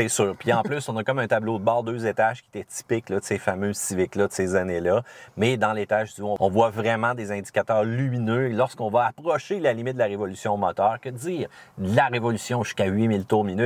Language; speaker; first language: French; native; French